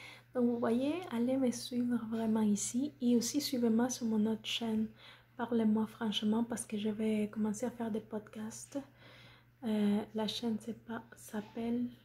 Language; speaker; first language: French; non-native, fluent; Spanish